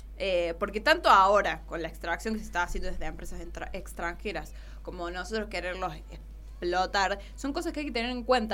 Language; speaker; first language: Spanish; native; Spanish